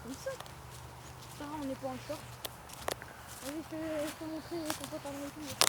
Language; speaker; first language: French; native; French